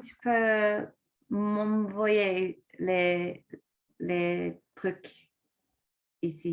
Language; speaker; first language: French; non-native, learner; English